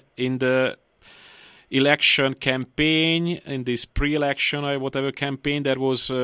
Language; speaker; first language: English; non-native, fluent; Hungarian